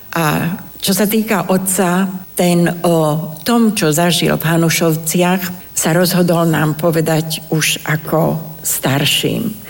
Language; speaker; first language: Slovak; non-native, local second language; Romany